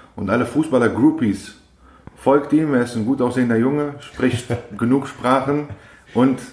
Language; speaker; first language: German; non-native, fluent; Persian